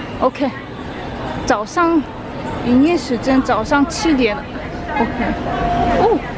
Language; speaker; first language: Chinese; non-native, fluent; Korean